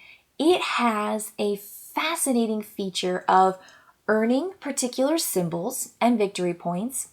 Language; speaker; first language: English; native; English